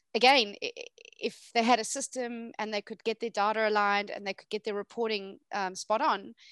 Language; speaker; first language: English; native; English